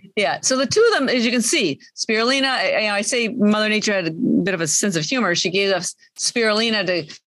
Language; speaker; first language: English; native; English